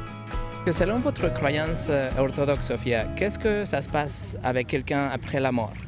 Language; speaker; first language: French; non-native, fluent; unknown